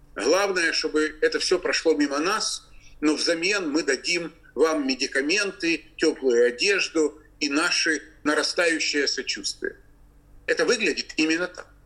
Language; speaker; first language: Russian; native; Russian